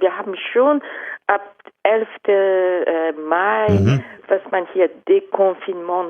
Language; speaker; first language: German; non-native, fluent; Japanese